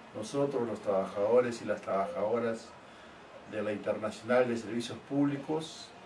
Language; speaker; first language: Spanish; native; Spanish